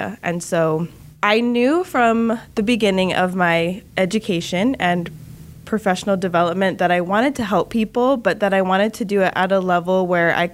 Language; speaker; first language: English; native; English